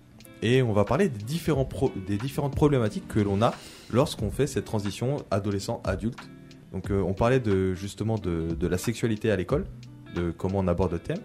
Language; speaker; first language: French; native; French